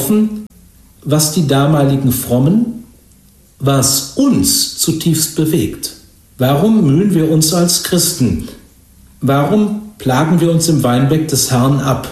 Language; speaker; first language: German; native; German